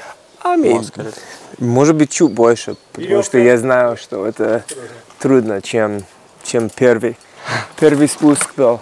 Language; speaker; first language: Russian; non-native, learner; English